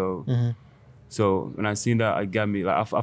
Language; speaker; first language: English; non-native, fluent; Wolof